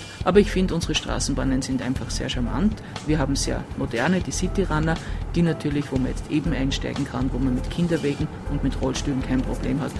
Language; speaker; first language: German; native; German